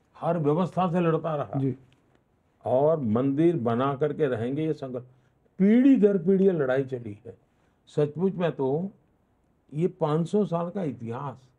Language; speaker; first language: Hindi; non-native, local second language; Gujarati